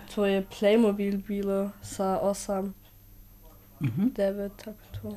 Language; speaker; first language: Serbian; early bilingual, heritage; Serbian